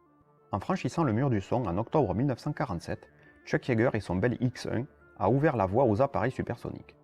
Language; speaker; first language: French; native; French